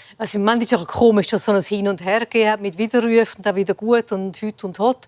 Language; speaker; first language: German; native; German